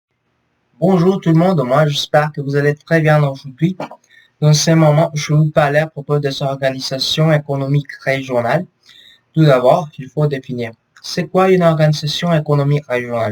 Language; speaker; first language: French; non-native, learner; Spanish